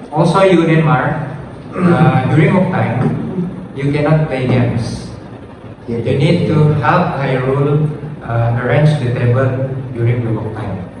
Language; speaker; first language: English; non-native, fluent; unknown